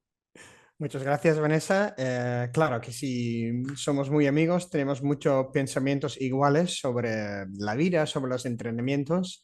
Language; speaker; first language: Spanish; non-native, fluent; Dutch